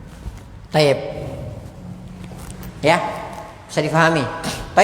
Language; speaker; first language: Arabic; non-native, fluent; Indonesian